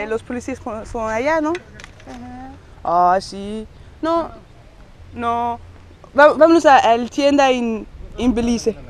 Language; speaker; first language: Spanish; non-native, learner; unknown